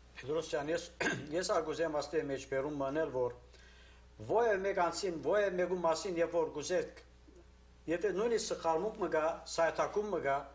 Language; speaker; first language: Armenian; native; Armenian